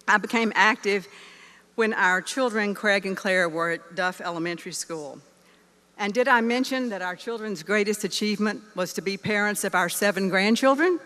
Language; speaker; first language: English; native; English